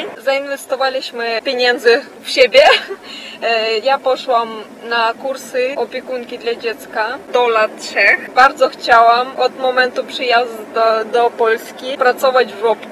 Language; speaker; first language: Polish; non-native, fluent; Russian